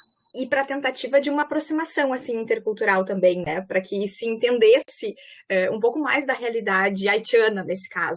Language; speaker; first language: Portuguese; native; Portuguese